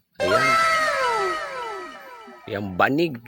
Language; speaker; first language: Filipino; non-native, local second language; Bikol